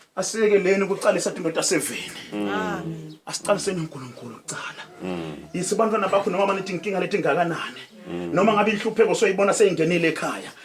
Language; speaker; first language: Zulu; non-native, local second language; Tsonga